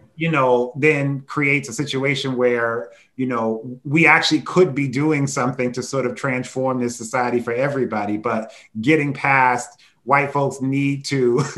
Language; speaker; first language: English; native; English